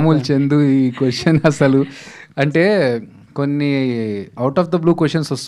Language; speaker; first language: Telugu; native; Telugu